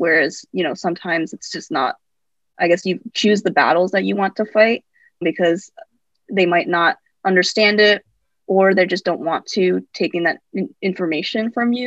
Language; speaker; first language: English; native; English